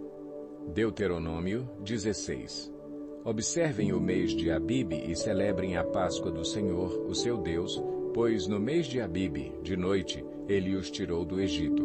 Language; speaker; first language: Portuguese; native; Portuguese